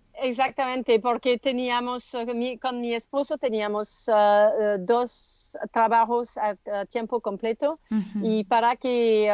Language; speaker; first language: Spanish; non-native, learner; French